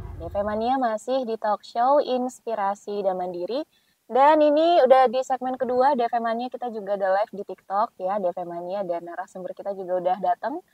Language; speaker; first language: Indonesian; native; Indonesian